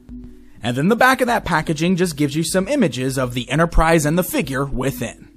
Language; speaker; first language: English; native; English